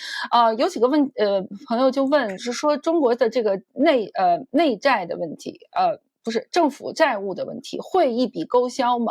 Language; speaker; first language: Chinese; native; Chinese